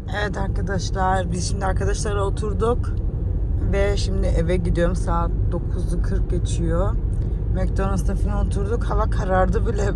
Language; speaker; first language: Turkish; early bilingual, heritage; Turkish